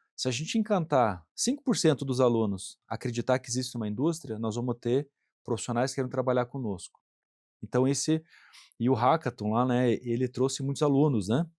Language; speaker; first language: Portuguese; native; Portuguese